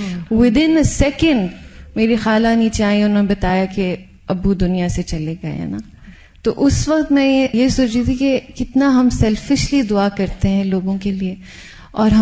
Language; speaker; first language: Urdu; native; Urdu